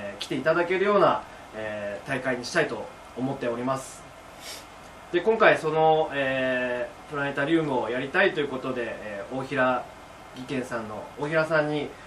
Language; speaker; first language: Japanese; native; Japanese